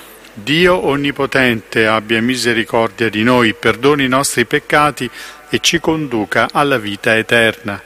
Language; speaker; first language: Italian; native; Italian